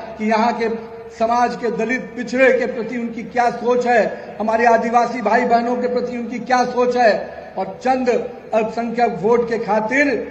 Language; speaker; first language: Hindi; native; Hindi